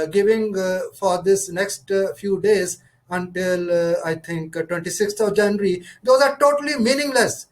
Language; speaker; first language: English; non-native, local second language; Punjabi